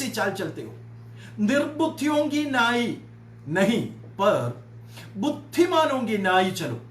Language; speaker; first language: Hindi; non-native, local second language; Malayalam